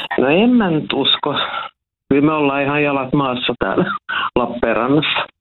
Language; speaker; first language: Finnish; non-native, local second language; Swedish